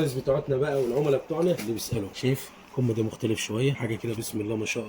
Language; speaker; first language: Arabic; native; Arabic